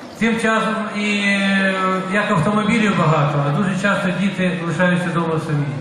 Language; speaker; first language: Ukrainian; native; Ukrainian